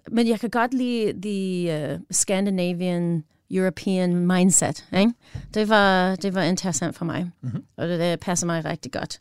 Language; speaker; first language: Danish; non-native, learner; English